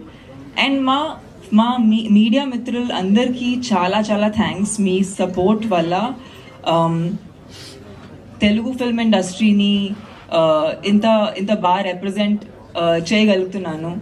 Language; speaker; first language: Telugu; non-native, fluent; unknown